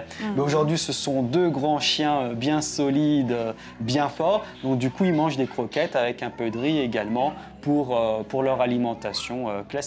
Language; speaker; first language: French; native; French